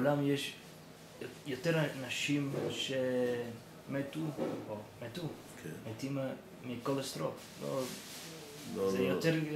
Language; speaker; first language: Hebrew; non-native, fluent; English